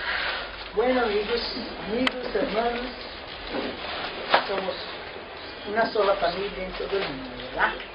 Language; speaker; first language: Spanish; non-native, fluent; Portuguese